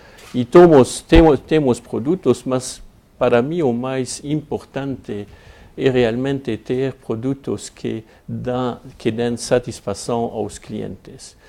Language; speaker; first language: Portuguese; non-native, fluent; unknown